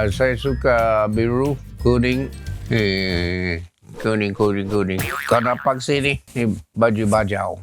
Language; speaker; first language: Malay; non-native, learner; English